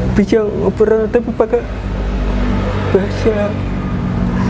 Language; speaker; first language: Indonesian; non-native, local second language; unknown